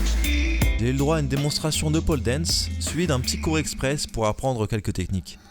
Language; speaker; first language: French; native; French